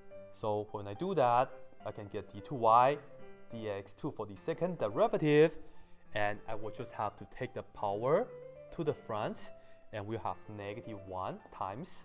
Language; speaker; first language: English; non-native, fluent; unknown